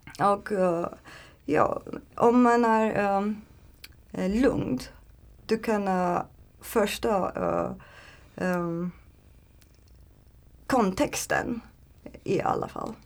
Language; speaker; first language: Swedish; non-native, learner; Turkish